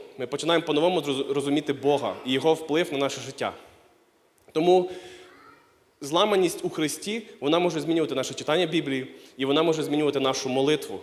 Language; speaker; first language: Ukrainian; non-native, local second language; Russian